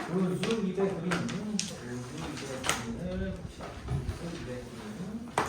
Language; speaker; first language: Korean; native; Korean